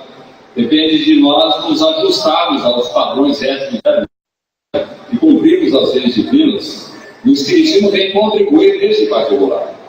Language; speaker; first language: Portuguese; native; Portuguese